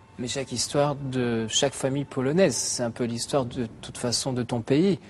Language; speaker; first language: French; native; French